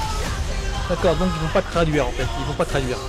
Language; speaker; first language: French; native; French